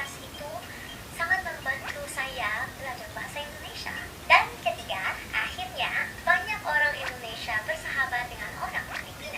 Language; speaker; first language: Indonesian; non-native, fluent; Filipino